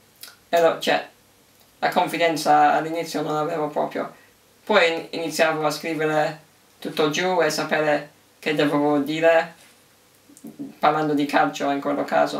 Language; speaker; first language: Italian; early bilingual, heritage; English